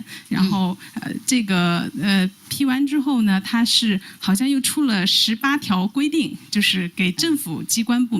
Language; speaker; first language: Chinese; native; Chinese